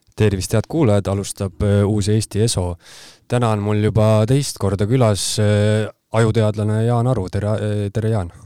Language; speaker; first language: Estonian; native; Estonian